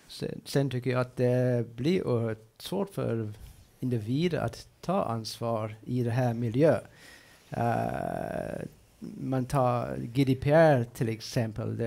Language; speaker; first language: Swedish; non-native, fluent; English